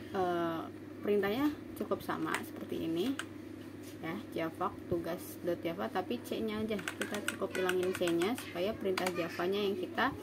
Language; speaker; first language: Indonesian; native; Indonesian